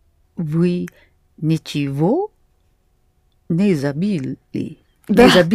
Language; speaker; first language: Russian; non-native, learner; English